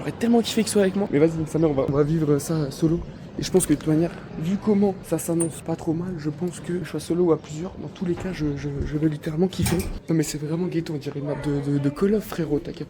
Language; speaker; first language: French; native; French